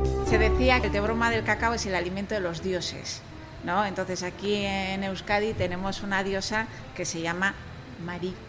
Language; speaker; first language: Spanish; native; Spanish